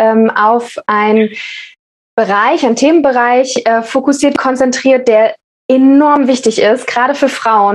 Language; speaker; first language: German; native; German